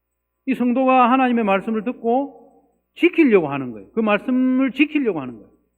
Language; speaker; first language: Korean; native; Korean